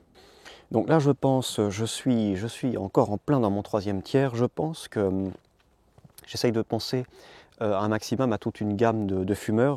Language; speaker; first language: French; native; French